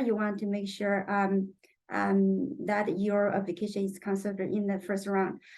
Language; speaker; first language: English; non-native, fluent; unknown